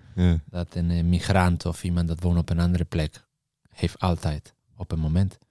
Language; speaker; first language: Dutch; non-native, fluent; Spanish